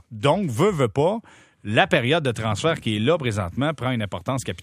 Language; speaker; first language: French; native; French